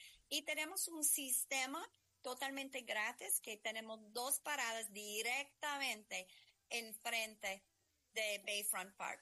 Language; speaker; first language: Spanish; non-native, learner; English